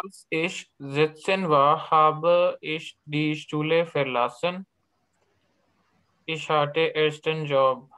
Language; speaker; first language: German; non-native, learner; Urdu